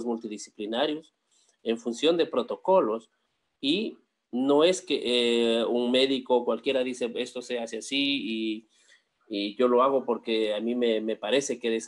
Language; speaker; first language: Spanish; native; Spanish